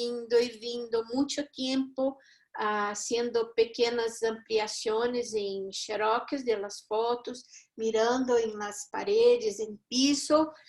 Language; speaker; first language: Spanish; non-native, fluent; Portuguese